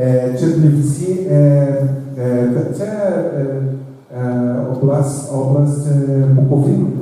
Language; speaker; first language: Ukrainian; non-native, learner; Portuguese